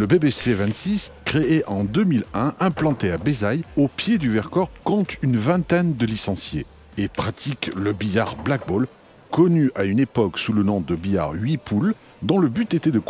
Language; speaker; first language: French; native; French